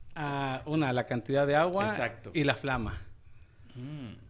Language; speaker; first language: Spanish; native; Spanish